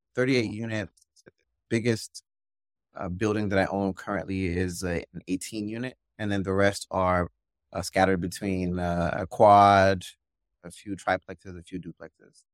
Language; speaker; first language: English; native; English